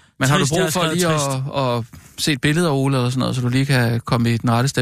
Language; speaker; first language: Danish; native; Danish